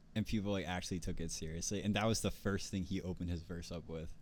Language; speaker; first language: English; native; English